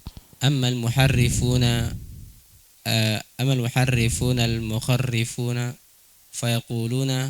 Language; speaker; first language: Arabic; non-native, fluent; Indonesian